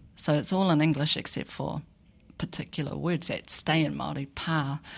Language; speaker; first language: English; native; English